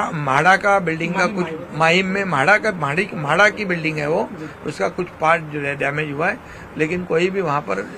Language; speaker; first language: Hindi; non-native, local second language; Marathi